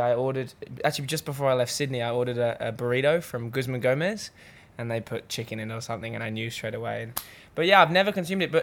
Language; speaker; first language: English; native; English